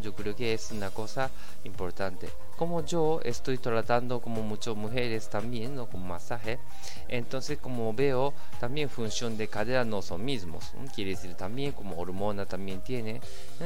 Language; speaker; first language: Spanish; non-native, learner; Japanese